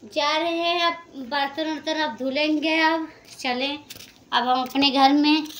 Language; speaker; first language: Hindi; native; Hindi